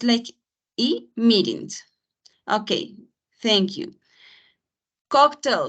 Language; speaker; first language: English; non-native, fluent; Spanish